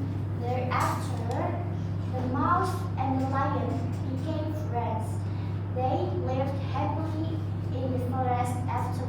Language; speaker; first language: English; non-native, learner; Indonesian